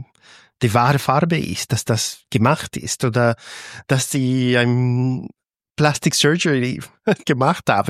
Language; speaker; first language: German; non-native, fluent; Spanish